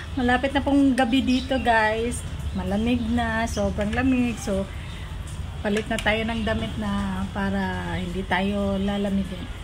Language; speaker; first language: Filipino; non-native, local second language; Cebuano